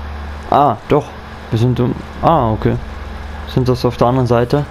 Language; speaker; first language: German; native; German